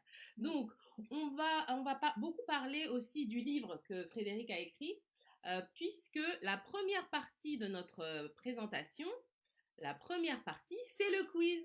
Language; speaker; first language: French; native; French